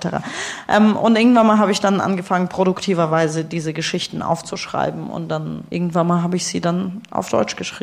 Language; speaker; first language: German; early bilingual, other home language; Russian